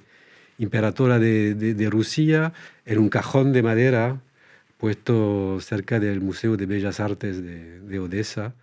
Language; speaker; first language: Spanish; non-native, fluent; French